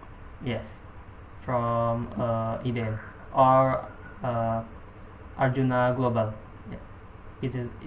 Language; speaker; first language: English; non-native, learner; Indonesian